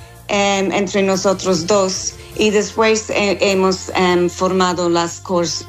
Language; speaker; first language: Spanish; non-native, fluent; English